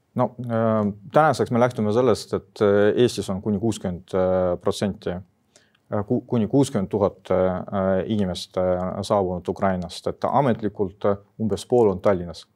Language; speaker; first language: Estonian; non-native, local second language; Russian